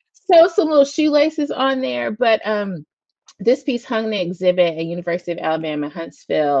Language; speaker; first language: English; native; English